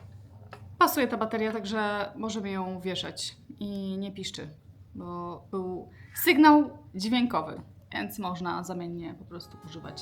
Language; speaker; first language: Polish; native; Polish